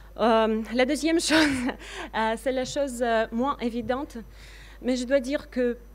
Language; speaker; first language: French; non-native, fluent; Russian